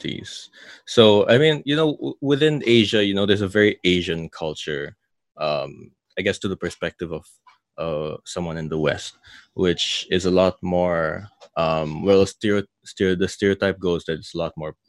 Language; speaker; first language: English; native; English